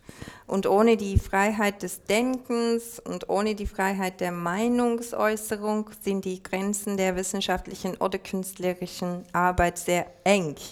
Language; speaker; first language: German; non-native, fluent; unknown